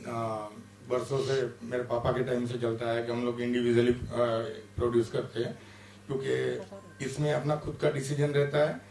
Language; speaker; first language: Hindi; native; Hindi